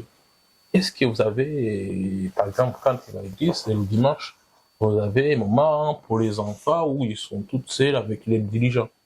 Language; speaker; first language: French; non-native, fluent; Kinyarwanda